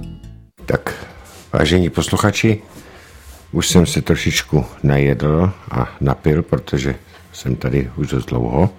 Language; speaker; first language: Czech; native; Czech